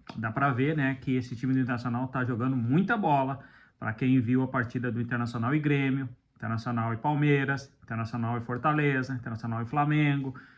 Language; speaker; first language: Portuguese; native; Portuguese